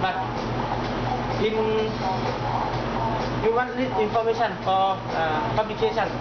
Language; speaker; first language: English; non-native, learner; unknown